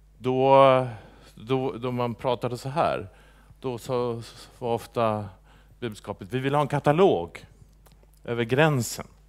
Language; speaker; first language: Swedish; native; Swedish